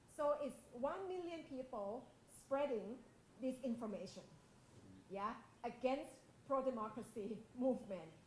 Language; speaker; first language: English; non-native, fluent; Thai